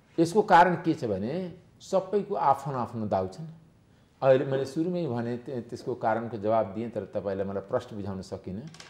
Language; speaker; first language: Nepali; native; Nepali